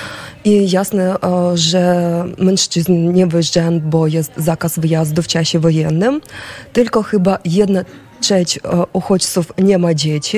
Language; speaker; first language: Polish; non-native, fluent; Ukrainian